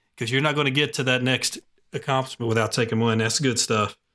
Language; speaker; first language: English; native; English